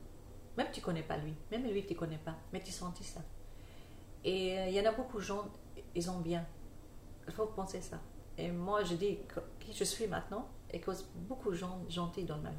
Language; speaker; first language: French; non-native, learner; Arabic